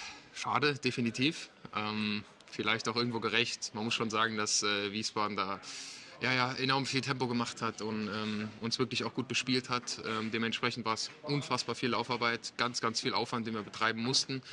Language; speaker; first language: German; native; German